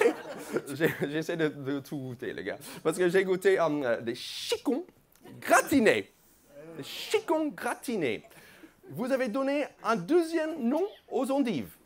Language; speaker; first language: French; non-native, fluent; English